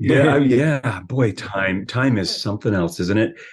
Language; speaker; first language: English; native; English